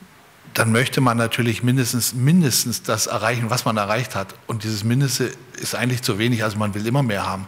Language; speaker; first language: German; native; German